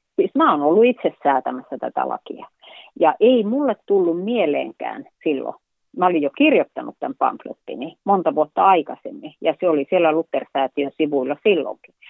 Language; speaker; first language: Finnish; native; Finnish